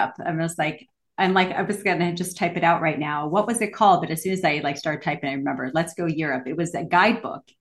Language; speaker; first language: English; native; English